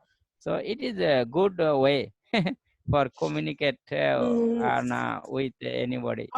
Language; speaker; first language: English; non-native, learner; Bangla